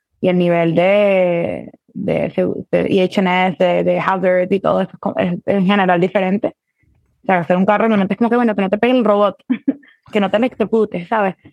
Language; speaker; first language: Spanish; early bilingual, heritage; Spanish